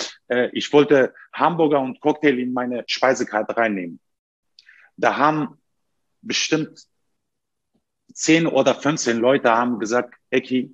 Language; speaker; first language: German; non-native, learner; Turkish